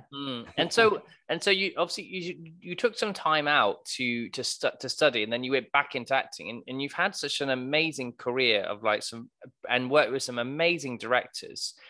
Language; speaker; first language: English; native; English